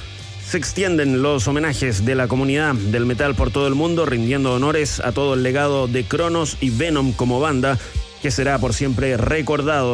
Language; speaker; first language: Spanish; native; Spanish